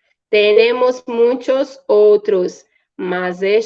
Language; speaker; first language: Spanish; non-native, fluent; Portuguese